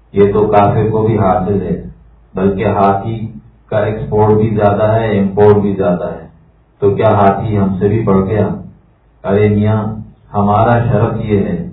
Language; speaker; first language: Urdu; native; Urdu